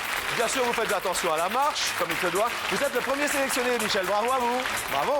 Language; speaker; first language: French; native; French